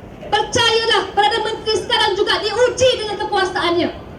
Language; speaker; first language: Malay; native; Malay